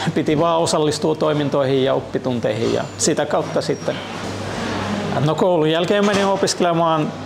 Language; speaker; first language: Finnish; early bilingual, other home language; Russian